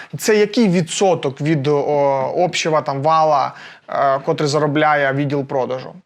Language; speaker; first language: Ukrainian; non-native, local second language; Russian